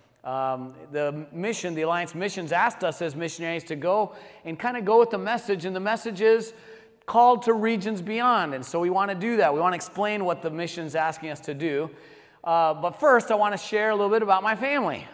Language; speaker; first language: English; early bilingual, heritage; English